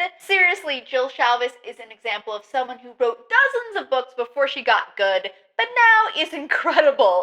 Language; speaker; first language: English; native; English